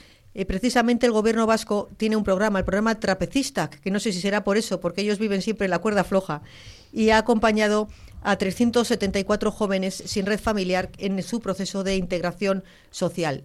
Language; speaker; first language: Spanish; native; Spanish